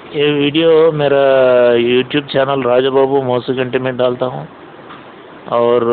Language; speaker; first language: Hindi; non-native, local second language; Telugu